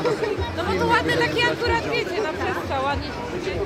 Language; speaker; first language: Polish; native; Polish